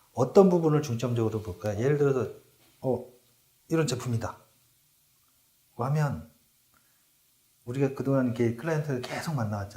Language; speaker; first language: Korean; native; Korean